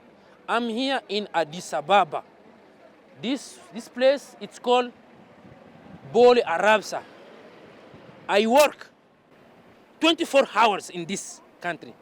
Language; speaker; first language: English; non-native, learner; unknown